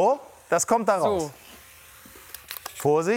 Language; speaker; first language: German; native; German